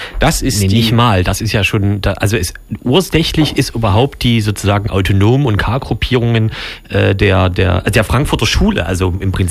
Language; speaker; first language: German; native; German